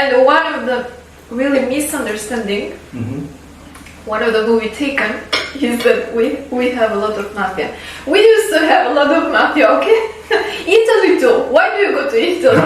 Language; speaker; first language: English; non-native, fluent; Albanian